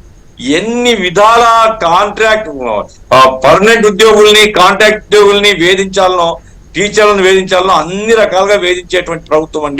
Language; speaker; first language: Telugu; native; Telugu